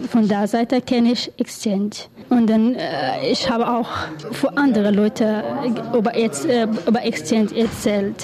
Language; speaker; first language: German; non-native, learner; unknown